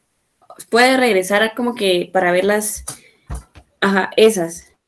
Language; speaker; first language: Spanish; native; Spanish